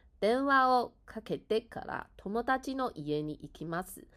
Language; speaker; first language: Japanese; non-native, fluent; Chinese